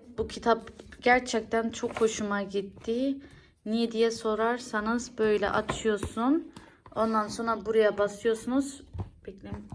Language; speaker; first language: Turkish; early bilingual, heritage; Turkish